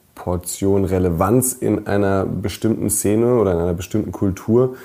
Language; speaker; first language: German; native; German